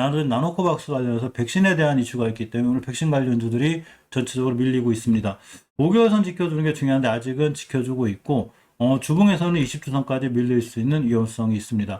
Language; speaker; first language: Korean; native; Korean